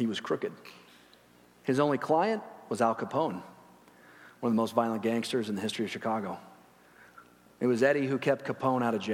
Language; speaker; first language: English; native; English